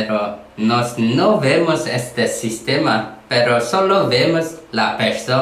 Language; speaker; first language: Spanish; non-native, learner; Korean